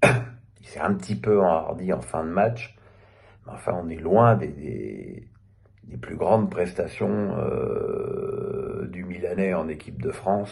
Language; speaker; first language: French; native; French